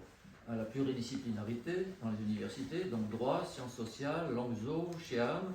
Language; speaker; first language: French; native; French